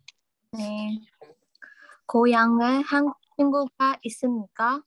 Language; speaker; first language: Korean; non-native, learner; Burmese